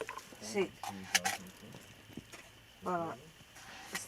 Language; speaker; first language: Spanish; non-native, learner; Arabic